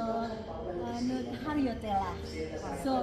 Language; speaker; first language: Finnish; non-native, learner; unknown